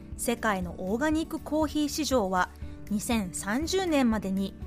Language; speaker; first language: Japanese; native; Japanese